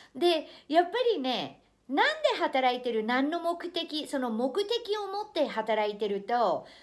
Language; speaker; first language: Japanese; non-native, fluent; English